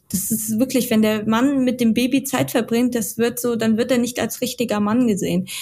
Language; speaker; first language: German; native; German